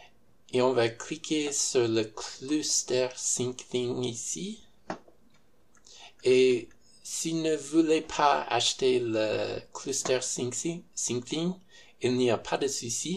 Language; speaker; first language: French; non-native, fluent; English